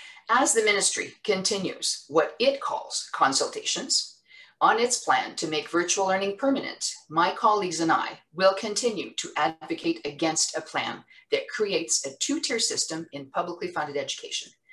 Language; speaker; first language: English; non-native, local second language; French